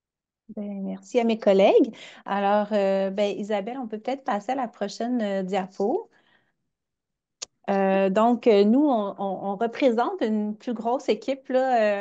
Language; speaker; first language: French; native; French